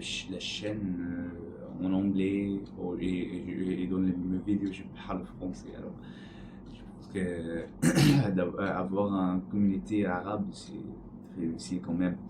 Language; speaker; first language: French; non-native, learner; Arabic